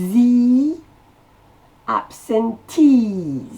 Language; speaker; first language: English; non-native, fluent; French